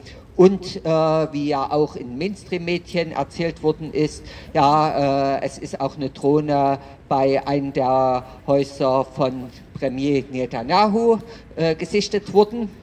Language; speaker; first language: German; native; German